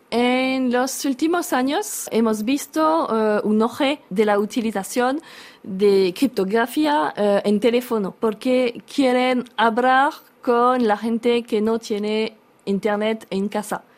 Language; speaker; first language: Spanish; non-native, learner; French